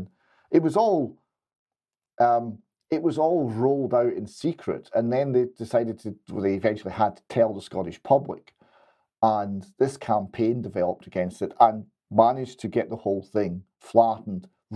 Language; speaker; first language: English; native; English